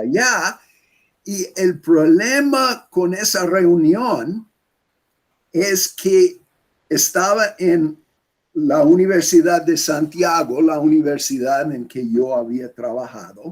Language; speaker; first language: Spanish; non-native, fluent; English